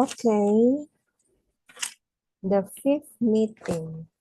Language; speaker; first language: English; non-native, fluent; Indonesian